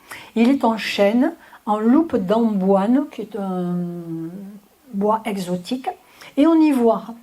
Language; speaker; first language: French; native; French